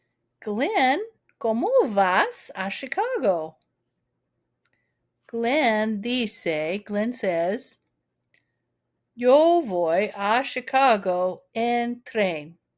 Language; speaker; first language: Spanish; non-native, fluent; English